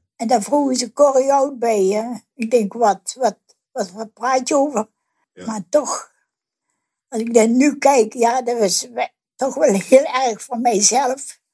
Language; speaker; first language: Dutch; native; Dutch